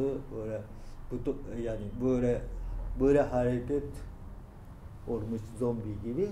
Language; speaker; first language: Turkish; non-native, learner; Japanese